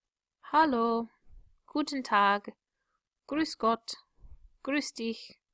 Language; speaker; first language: German; non-native, fluent; English